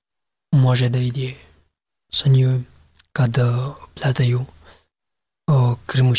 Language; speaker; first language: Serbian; non-native, learner; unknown